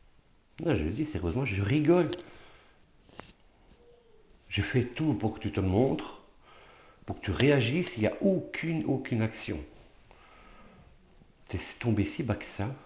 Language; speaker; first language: French; native; French